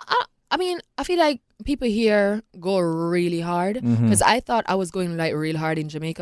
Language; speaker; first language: English; non-native, local second language; Jamaican Creole English